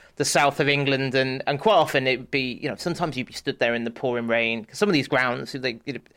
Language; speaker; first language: English; native; English